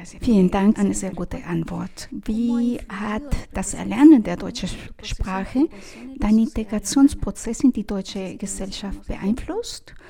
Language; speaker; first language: German; non-native, fluent; Spanish